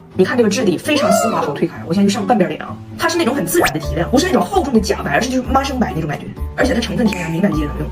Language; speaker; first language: Chinese; native; Chinese